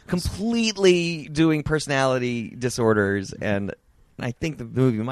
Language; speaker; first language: English; native; English